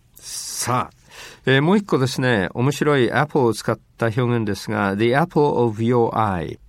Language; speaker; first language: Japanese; native; Japanese